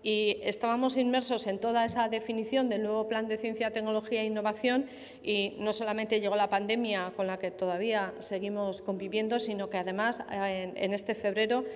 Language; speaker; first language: Spanish; non-native, local second language; Basque